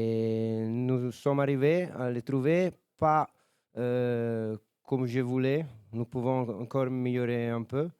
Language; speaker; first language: French; non-native, learner; Italian